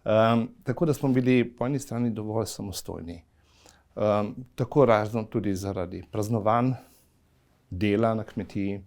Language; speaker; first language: Slovenian; native; Slovenian